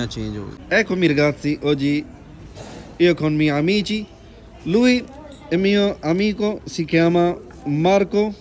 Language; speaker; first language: Italian; non-native, learner; Urdu